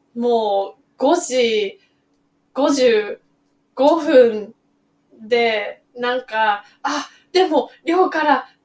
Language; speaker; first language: Japanese; non-native, fluent; Chinese